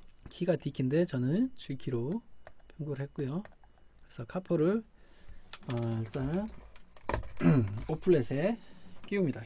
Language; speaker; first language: Korean; native; Korean